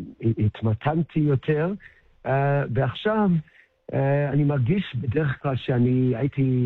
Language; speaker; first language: Hebrew; early bilingual, heritage; English